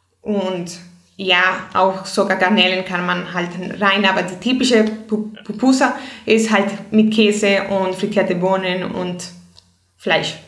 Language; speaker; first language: German; non-native, fluent; Spanish